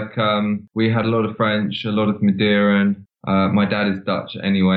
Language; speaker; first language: English; native; English